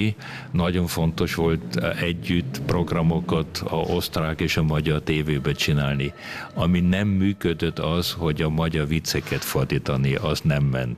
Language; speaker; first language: Hungarian; early bilingual, heritage; Hungarian